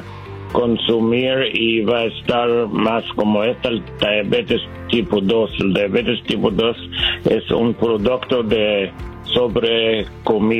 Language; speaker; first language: Spanish; non-native, learner; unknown